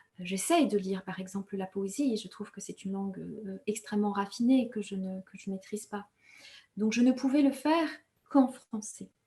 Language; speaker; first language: French; non-native, local second language; Kinyarwanda